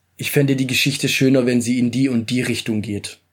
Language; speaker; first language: German; native; German